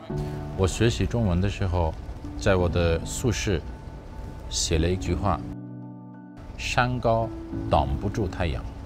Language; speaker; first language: Chinese; non-native, fluent; Greek